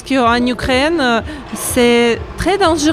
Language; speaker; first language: French; non-native, learner; Ukrainian